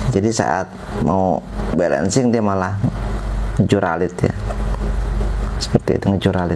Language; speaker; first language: Indonesian; native; Indonesian